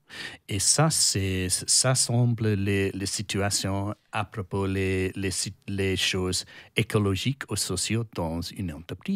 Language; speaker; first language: French; non-native, learner; English